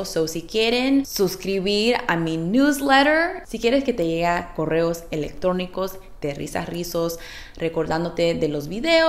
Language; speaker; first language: Spanish; early bilingual, heritage; Spanish